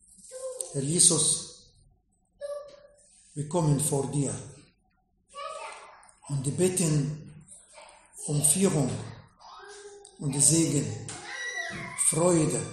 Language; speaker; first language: German; non-native, fluent; Arabic